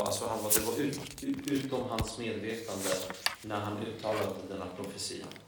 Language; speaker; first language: Swedish; non-native, fluent; Polish